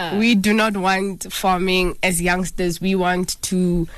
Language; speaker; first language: English; non-native, local second language; Zulu